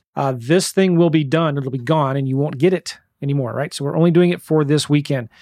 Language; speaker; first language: English; native; English